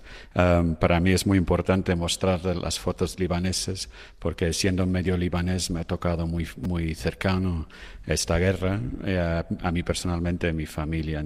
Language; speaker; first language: Spanish; non-native, fluent; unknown